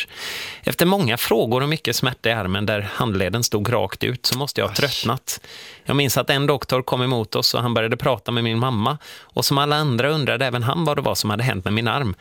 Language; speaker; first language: Swedish; native; Swedish